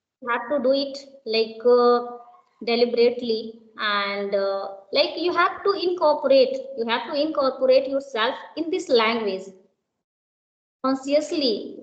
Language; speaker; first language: English; non-native, local second language; Hindi